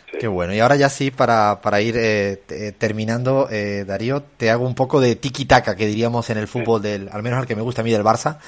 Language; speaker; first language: Spanish; native; Spanish